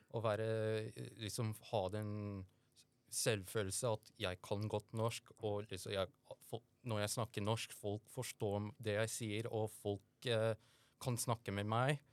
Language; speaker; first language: Norwegian; early bilingual, other home language; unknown